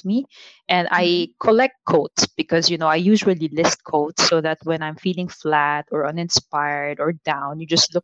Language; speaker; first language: English; non-native, local second language; Filipino